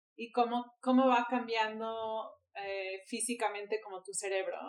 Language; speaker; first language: Spanish; early bilingual, heritage; Spanish